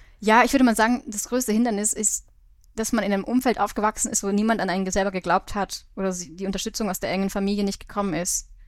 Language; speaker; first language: German; native; German